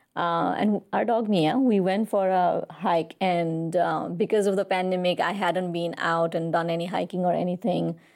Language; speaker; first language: English; non-native, local second language; Nepali